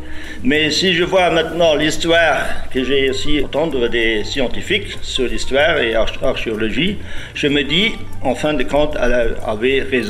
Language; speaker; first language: French; non-native, local second language; Luxembourgish